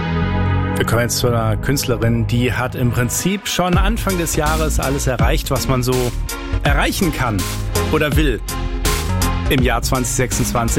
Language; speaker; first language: German; native; German